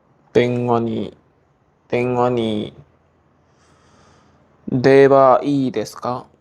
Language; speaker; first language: Japanese; non-native, learner; Korean